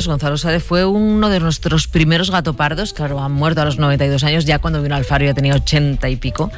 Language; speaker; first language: Spanish; native; Spanish